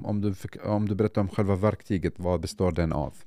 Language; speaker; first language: Swedish; non-native, fluent; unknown